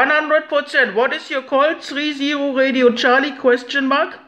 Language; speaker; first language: English; non-native, learner; German